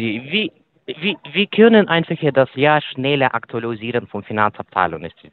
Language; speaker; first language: German; non-native, fluent; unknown